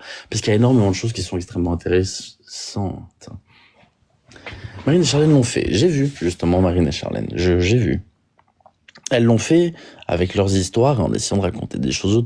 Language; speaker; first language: French; native; French